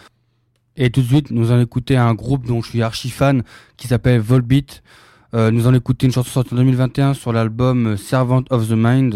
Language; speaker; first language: French; native; French